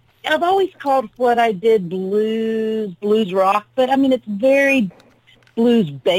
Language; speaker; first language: English; native; English